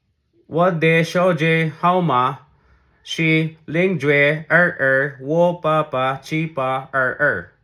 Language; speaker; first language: Chinese; non-native, learner; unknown